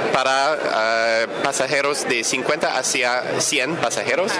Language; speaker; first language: Spanish; non-native, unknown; French